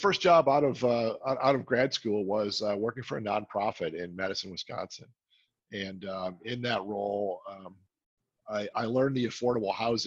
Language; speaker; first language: English; native; English